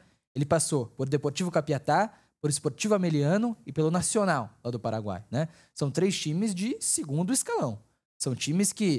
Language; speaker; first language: Portuguese; native; Portuguese